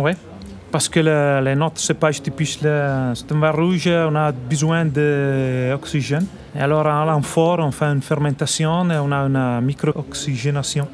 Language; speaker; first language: French; non-native, learner; Italian